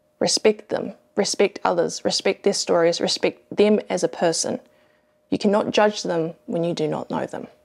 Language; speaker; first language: English; native; English